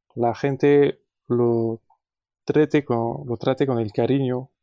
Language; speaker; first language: Spanish; non-native, fluent; French